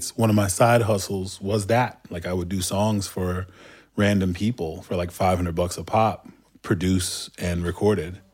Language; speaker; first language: English; non-native, fluent; Turkish